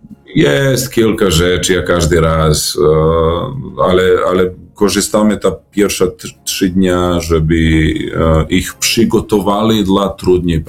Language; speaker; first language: Polish; non-native, learner; Serbian